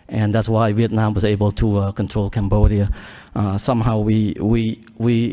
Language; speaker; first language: English; early bilingual, other home language; Khmer